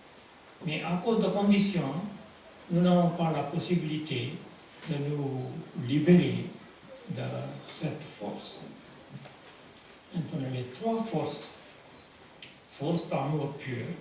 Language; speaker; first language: French; non-native, fluent; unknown